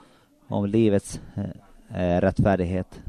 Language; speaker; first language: Swedish; non-native, local second language; Finnish